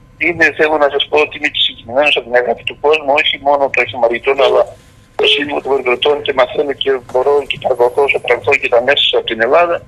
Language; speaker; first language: Greek; native; Greek